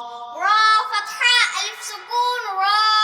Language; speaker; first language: Arabic; non-native, learner; Bangla